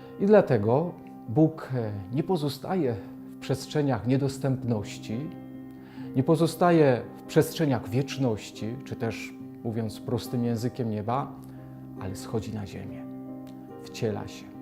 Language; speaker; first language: Polish; native; Polish